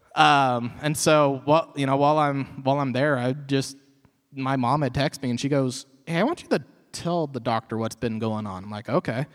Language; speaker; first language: English; native; English